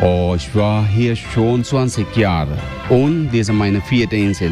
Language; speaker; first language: German; non-native, learner; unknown